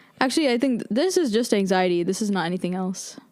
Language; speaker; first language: English; native; English